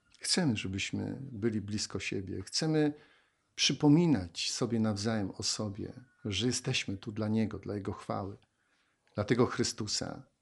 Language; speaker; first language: Polish; native; Polish